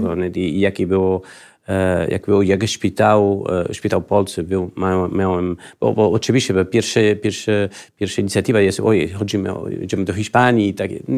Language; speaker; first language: Polish; non-native, learner; Spanish